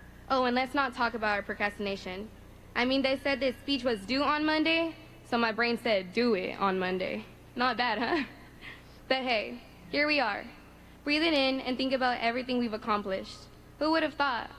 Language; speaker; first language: English; early bilingual, other home language; Spanish